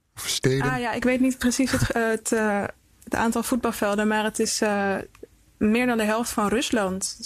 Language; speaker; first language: Dutch; early bilingual, other home language; Icelandic